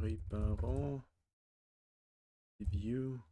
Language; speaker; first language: French; non-native, learner; Russian